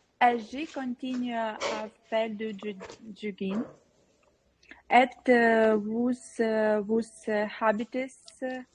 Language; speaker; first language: French; non-native, learner; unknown